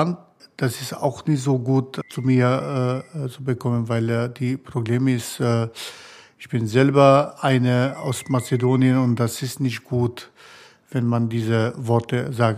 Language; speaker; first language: German; non-native, learner; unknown